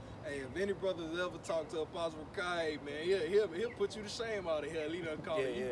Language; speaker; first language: English; native; English